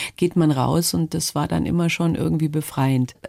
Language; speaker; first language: German; native; German